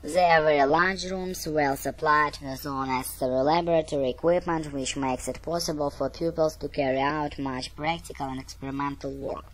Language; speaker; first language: English; non-native, learner; Russian